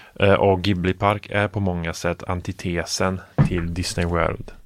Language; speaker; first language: Swedish; non-native, fluent; Polish